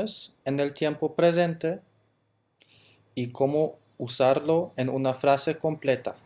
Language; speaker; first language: Spanish; non-native, fluent; German